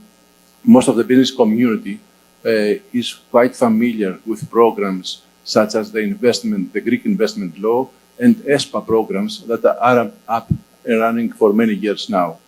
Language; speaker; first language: English; non-native, fluent; Greek